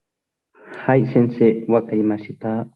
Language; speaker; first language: Japanese; non-native, learner; Nepali